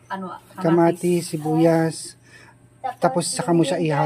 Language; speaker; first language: Filipino; native; Filipino